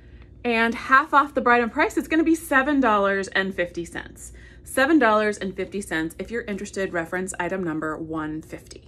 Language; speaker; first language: English; native; English